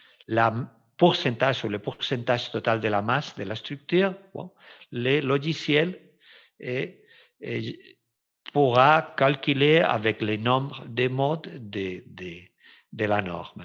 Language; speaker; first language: French; non-native, fluent; Spanish